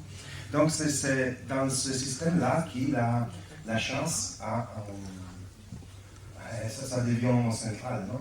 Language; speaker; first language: French; non-native, fluent; Italian